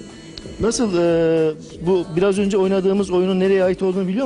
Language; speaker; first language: Turkish; native; Turkish